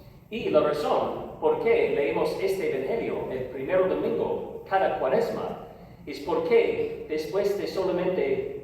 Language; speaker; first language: Spanish; non-native, learner; English